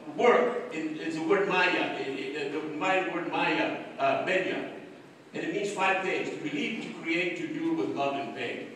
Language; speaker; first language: English; early bilingual, other home language; Spanish